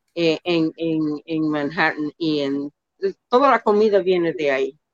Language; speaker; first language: Spanish; early bilingual, heritage; Spanish